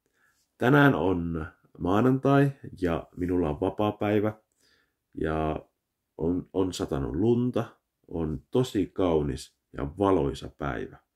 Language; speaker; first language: Finnish; early bilingual, heritage; Finnish